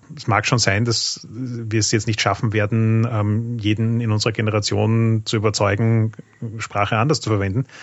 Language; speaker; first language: German; native; German